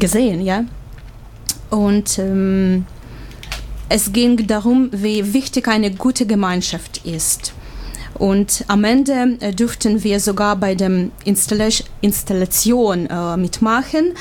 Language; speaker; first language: German; non-native, learner; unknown